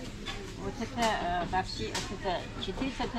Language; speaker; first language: Russian; non-native, local second language; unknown